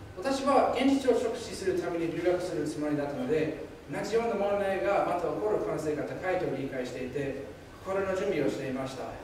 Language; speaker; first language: Japanese; non-native, fluent; English